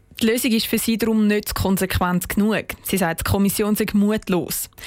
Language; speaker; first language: German; native; German